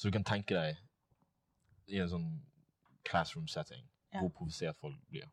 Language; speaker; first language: Norwegian; non-native, fluent; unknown